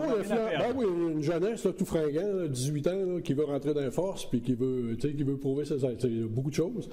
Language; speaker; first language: French; native; French